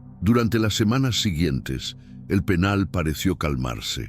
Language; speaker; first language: Spanish; native; Spanish